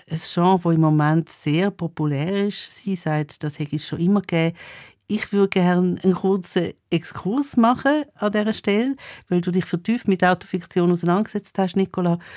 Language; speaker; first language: German; native; German